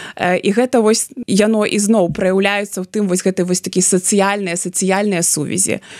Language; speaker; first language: Belarusian; non-native, local second language; Russian